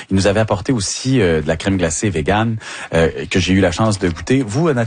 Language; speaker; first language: French; native; French